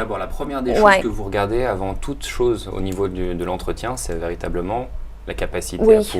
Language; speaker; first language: French; native; French